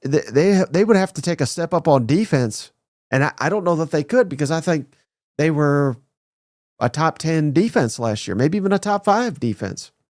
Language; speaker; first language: English; native; English